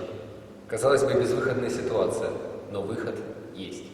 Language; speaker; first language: Russian; native; Russian